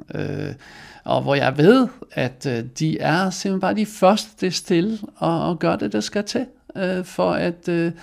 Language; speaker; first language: Danish; non-native, fluent; Dutch